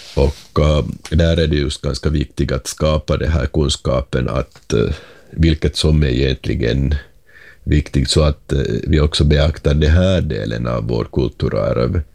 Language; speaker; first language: Swedish; non-native, local second language; Finnish